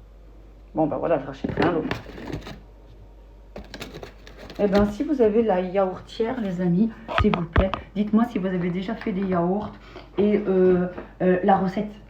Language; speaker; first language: French; native; French